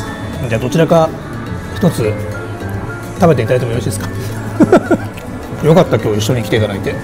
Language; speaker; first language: Japanese; native; Japanese